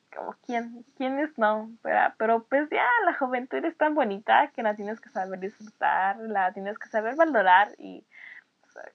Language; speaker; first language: Spanish; early bilingual, heritage; Spanish